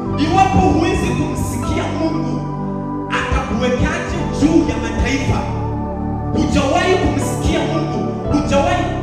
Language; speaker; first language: Swahili; non-native, local second language; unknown